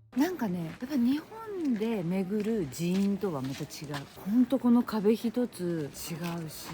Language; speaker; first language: Japanese; native; Japanese